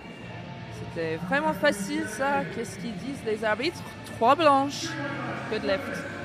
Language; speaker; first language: French; non-native, learner; English